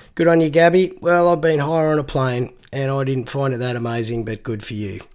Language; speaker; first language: English; native; English